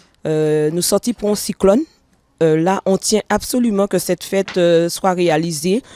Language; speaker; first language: French; native; French